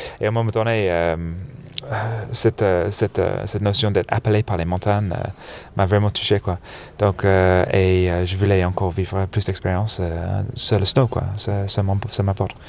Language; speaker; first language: French; non-native, fluent; English